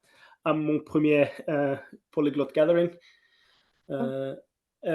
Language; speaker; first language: French; non-native, fluent; Norwegian